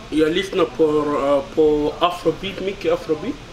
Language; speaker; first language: Swedish; non-native, learner; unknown